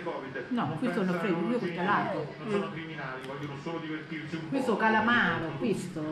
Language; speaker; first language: Italian; non-native, learner; Thai